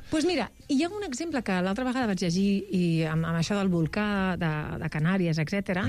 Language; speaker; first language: Catalan; non-native, local second language; Spanish